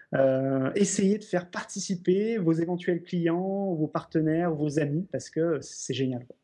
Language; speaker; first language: French; native; French